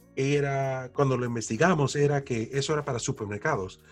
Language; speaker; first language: Spanish; early bilingual, heritage; Spanish